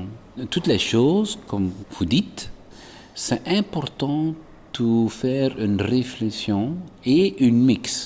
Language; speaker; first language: French; non-native, local second language; Dutch